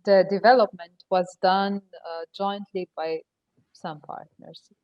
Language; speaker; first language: English; non-native, fluent; Slovenian